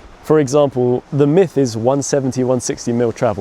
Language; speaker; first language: English; native; English